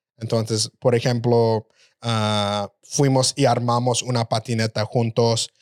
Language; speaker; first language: Spanish; early bilingual, heritage; Spanish